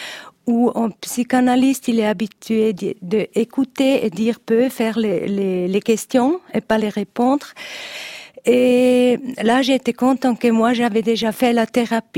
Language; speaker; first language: French; non-native, learner; Italian